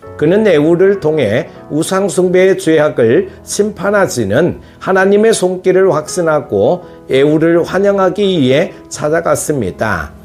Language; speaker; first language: Korean; native; Korean